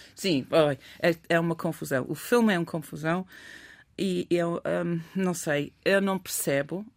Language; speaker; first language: Portuguese; non-native, fluent; English